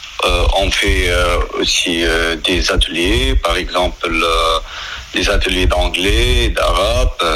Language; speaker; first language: French; non-native, local second language; Arabic